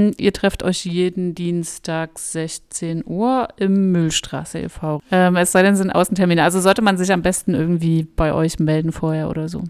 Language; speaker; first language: German; native; German